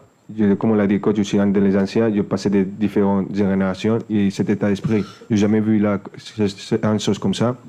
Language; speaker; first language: French; non-native, fluent; Spanish